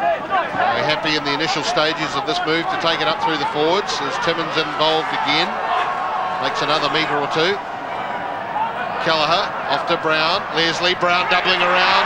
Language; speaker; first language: English; native; English